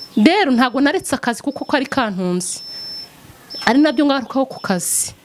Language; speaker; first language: Kinyarwanda; native; Kinyarwanda